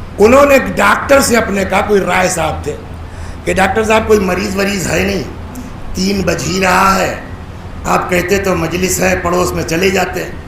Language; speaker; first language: Urdu; native; Urdu